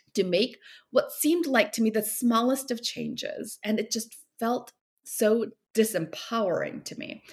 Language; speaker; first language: English; early bilingual, other home language; Korean